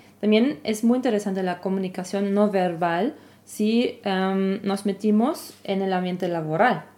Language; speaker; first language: Spanish; non-native, fluent; German